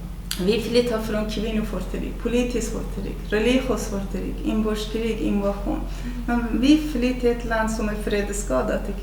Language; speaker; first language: Swedish; non-native, fluent; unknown